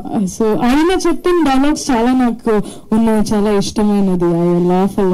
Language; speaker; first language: Telugu; non-native, fluent; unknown